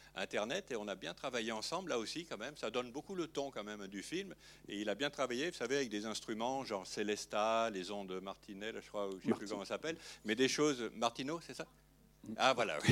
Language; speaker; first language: French; native; French